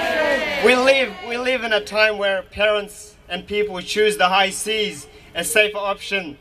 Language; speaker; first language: English; early bilingual, other home language; Hazaragi